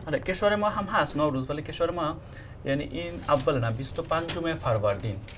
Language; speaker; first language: Persian; non-native, fluent; Bangla